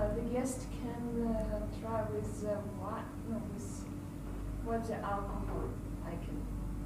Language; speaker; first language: English; non-native, learner; Russian